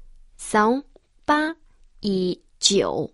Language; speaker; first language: Portuguese; non-native, fluent; Chinese